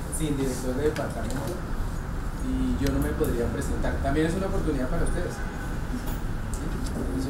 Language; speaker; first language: Spanish; native; Spanish